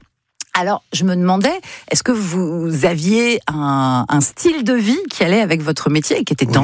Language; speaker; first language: French; native; French